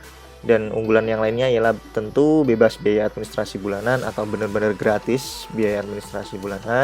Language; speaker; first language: Indonesian; native; Indonesian